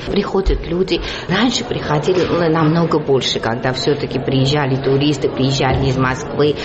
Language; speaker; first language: Russian; non-native, local second language; Georgian